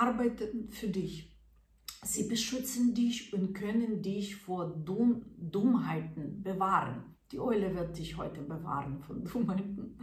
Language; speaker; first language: German; non-native, fluent; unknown